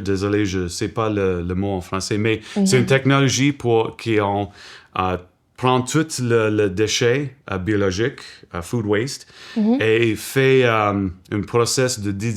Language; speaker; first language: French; non-native, local second language; English